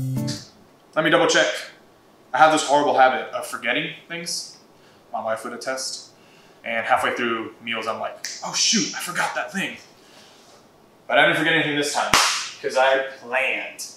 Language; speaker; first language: English; native; English